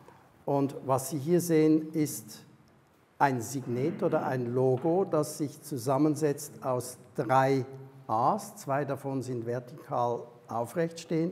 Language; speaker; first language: German; native; German